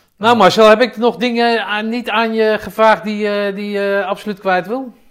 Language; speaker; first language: Dutch; native; Dutch